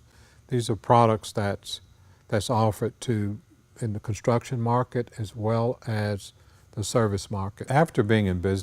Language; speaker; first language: English; native; English